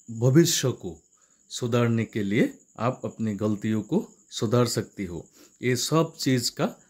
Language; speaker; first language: Hindi; non-native, local second language; Assamese